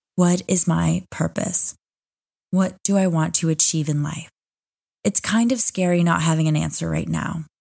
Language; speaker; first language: English; native; English